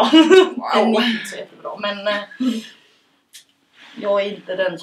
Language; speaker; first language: Swedish; early bilingual, other home language; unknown